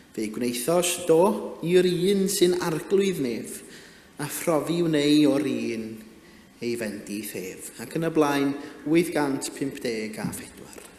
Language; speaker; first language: Welsh; native; Welsh